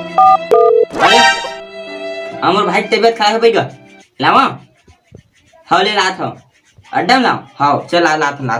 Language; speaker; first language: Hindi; non-native, local second language; Chhattisgarhi